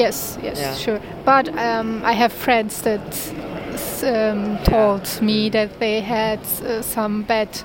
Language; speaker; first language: English; non-native, learner; Turkish